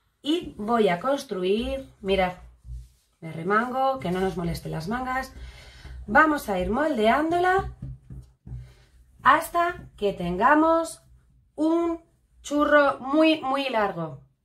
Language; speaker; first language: Spanish; native; Spanish